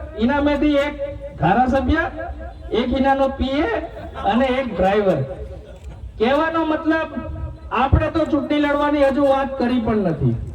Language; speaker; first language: Gujarati; non-native, local second language; Rathawi